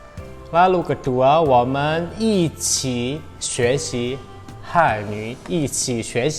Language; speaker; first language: Chinese; non-native, fluent; Indonesian